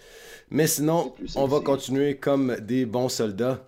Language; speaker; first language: French; native; French